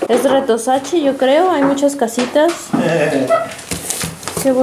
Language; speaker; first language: Spanish; native; Spanish